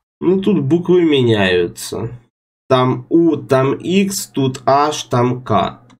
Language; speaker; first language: Russian; native; Russian